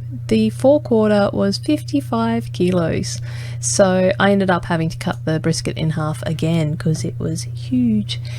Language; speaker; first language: English; native; English